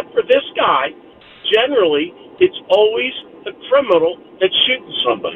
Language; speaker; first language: English; native; English